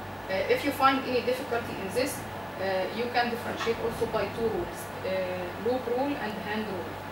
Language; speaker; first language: English; non-native, fluent; Arabic